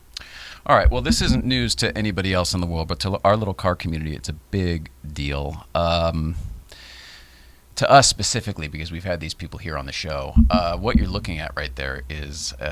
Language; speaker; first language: English; native; English